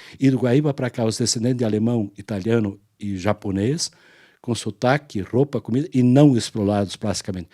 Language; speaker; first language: Portuguese; non-native, local second language; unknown